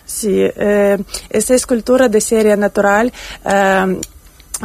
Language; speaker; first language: Spanish; non-native, learner; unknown